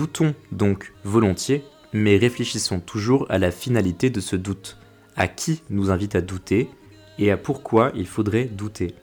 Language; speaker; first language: French; native; French